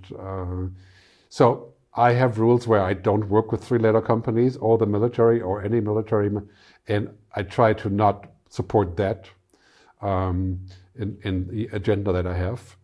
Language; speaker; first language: English; non-native, fluent; German